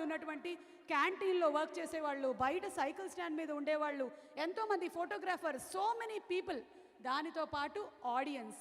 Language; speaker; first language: Telugu; native; Telugu